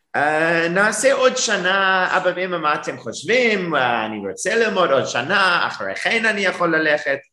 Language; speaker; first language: Hebrew; non-native, fluent; English